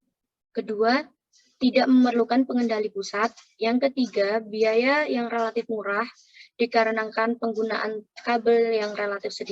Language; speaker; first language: Indonesian; native; Indonesian